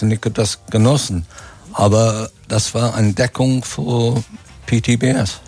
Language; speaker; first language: German; non-native, fluent; English